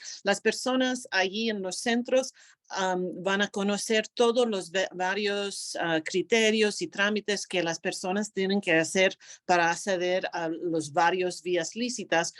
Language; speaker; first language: Spanish; non-native, fluent; English